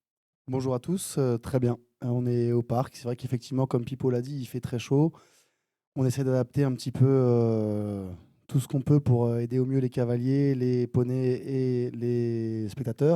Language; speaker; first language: French; native; French